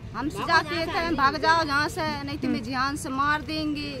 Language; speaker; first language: Hindi; native; Hindi